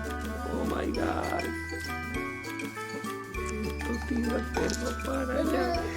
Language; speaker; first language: Spanish; native; Spanish